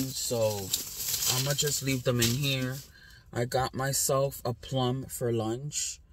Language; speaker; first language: English; native; English